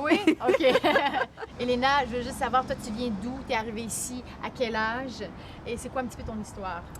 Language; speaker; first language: French; native; French